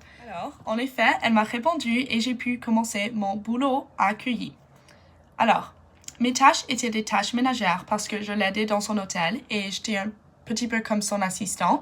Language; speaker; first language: French; non-native, fluent; English